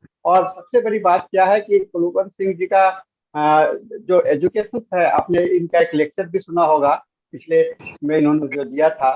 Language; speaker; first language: Hindi; native; Hindi